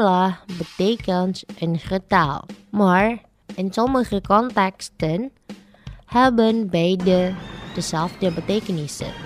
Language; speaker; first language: Dutch; non-native, fluent; Indonesian